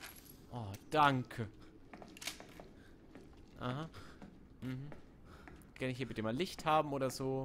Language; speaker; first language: German; native; German